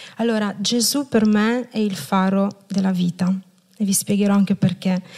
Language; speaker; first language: Italian; non-native, fluent; Romanian